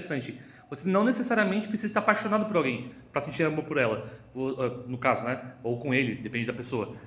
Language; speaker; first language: Portuguese; native; Portuguese